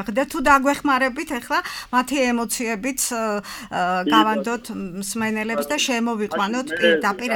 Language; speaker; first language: Georgian; native; Georgian